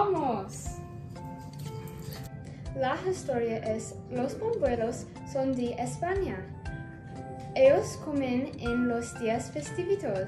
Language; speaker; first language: Spanish; non-native, learner; English